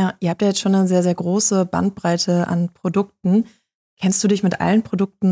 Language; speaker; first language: German; native; German